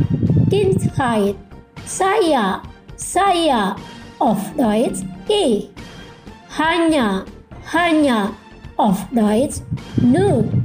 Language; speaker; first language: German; non-native, fluent; Indonesian